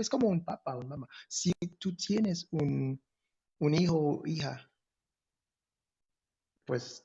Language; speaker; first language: Spanish; non-native, fluent; English